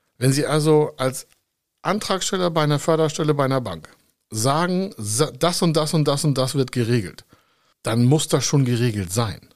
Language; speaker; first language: German; native; German